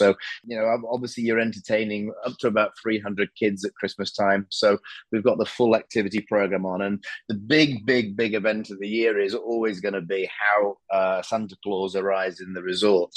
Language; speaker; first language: English; native; English